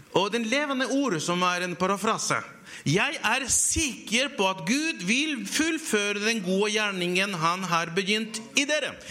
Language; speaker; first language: Norwegian; non-native, fluent; Spanish